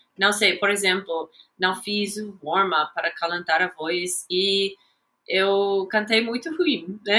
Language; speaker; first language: Portuguese; non-native, fluent; English